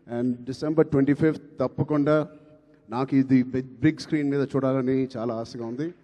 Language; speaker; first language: Telugu; native; Telugu